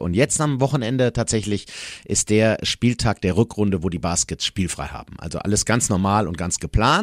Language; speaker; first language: German; native; German